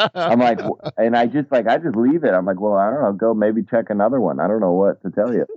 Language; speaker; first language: English; native; English